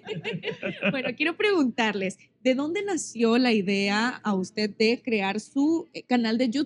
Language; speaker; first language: Spanish; native; Spanish